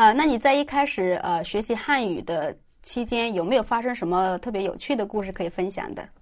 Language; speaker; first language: Chinese; native; Chinese